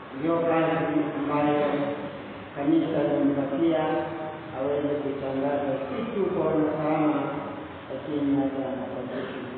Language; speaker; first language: Swahili; non-native, local second language; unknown